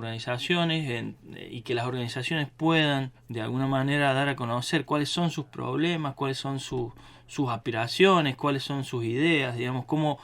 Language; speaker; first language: Spanish; native; Spanish